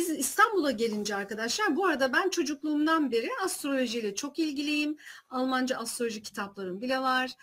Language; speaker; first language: Turkish; early bilingual, heritage; Turkish